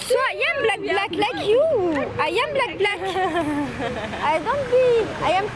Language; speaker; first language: English; non-native, learner; French